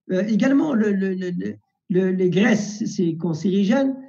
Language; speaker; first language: French; non-native, local second language; Arabic